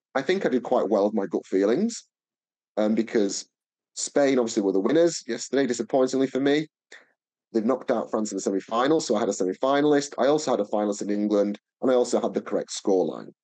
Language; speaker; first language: English; native; English